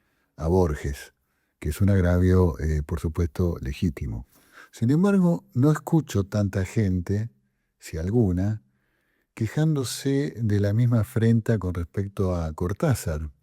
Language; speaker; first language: Spanish; native; Spanish